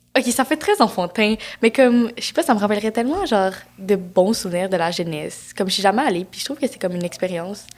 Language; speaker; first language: French; native; French